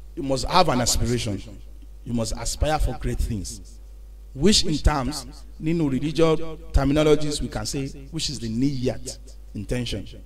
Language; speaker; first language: English; non-native, local second language; Yoruba